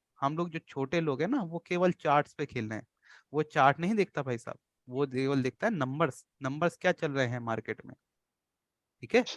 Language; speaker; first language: Hindi; native; Hindi